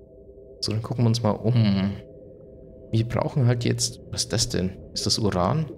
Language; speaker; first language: German; native; German